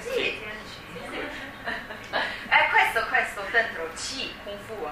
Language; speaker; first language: Italian; non-native, learner; Chinese